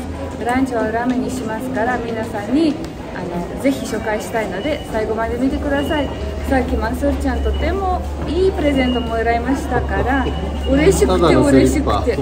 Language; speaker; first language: Japanese; non-native, fluent; Romanian